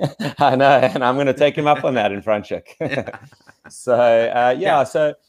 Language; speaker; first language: English; native; English